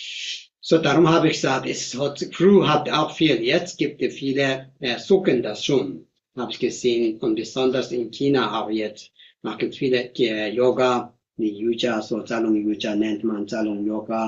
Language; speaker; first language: German; non-native, fluent; Tibetan